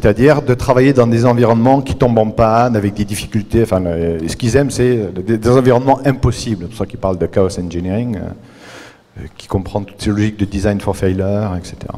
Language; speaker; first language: French; native; French